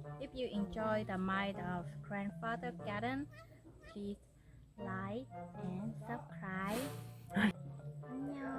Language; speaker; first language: English; non-native, learner; Vietnamese